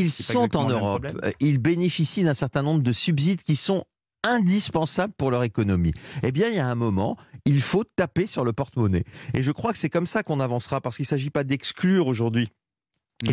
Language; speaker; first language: French; native; French